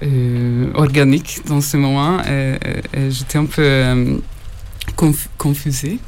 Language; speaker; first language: French; non-native, learner; Hungarian